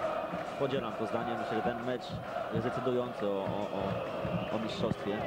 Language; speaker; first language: Polish; native; Polish